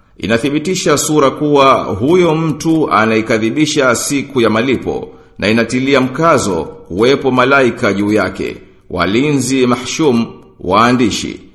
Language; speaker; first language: Swahili; native; Swahili